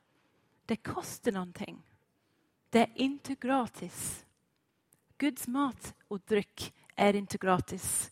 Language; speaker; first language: Swedish; non-native, fluent; English